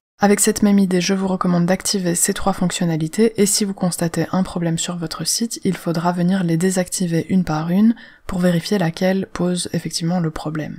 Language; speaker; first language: French; native; French